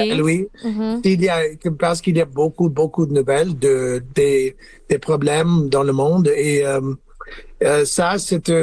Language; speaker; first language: French; non-native, learner; English